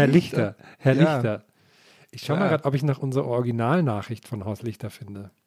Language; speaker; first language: German; native; German